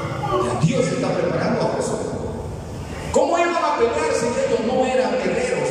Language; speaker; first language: Spanish; native; Spanish